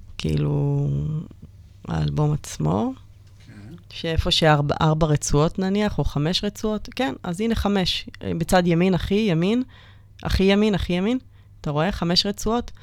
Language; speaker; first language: Hebrew; native; Hebrew